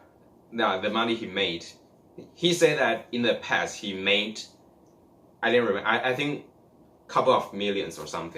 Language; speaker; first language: English; non-native, learner; Chinese